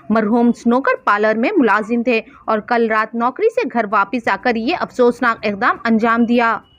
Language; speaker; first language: Hindi; non-native, local second language; Urdu